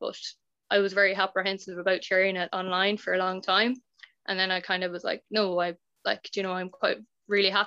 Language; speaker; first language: English; native; English